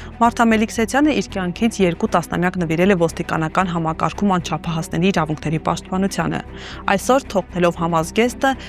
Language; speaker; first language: Armenian; native; Armenian